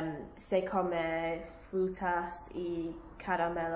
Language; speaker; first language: Spanish; non-native, learner; English